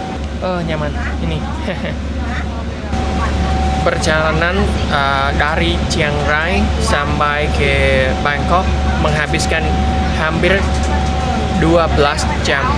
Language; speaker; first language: Indonesian; non-native, fluent; Vietnamese